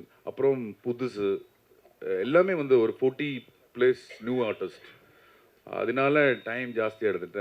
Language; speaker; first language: Tamil; non-native, learner; Malayalam